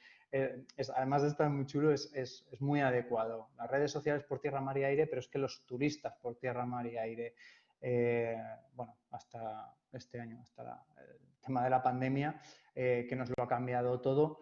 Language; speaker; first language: Spanish; native; Spanish